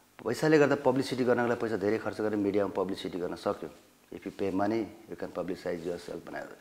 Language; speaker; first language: Nepali; native; Nepali